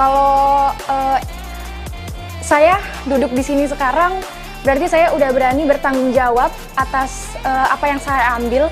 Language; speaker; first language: Indonesian; native; Indonesian